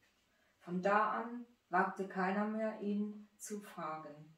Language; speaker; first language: German; native; German